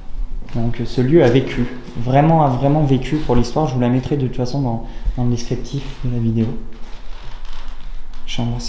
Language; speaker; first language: French; native; French